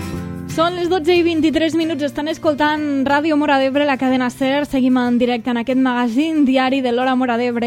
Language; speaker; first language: Catalan; native; Catalan